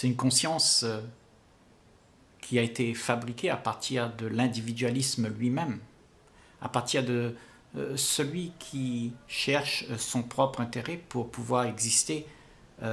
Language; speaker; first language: French; native; French